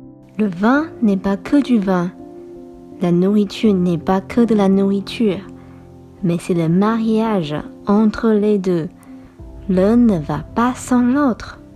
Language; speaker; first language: French; non-native, fluent; Chinese